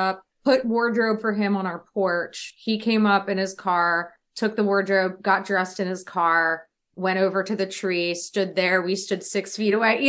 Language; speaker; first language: English; native; English